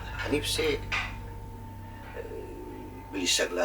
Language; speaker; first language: Russian; non-native, learner; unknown